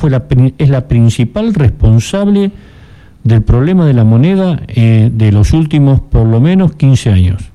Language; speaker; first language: Spanish; native; Spanish